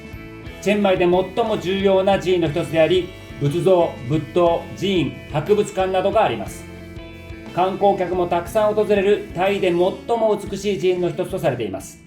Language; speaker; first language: Japanese; native; Japanese